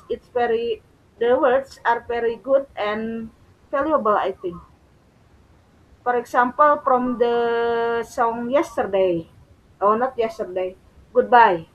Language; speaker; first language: English; non-native, learner; Indonesian